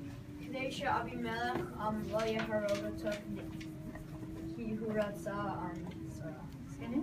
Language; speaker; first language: Hebrew; non-native, learner; English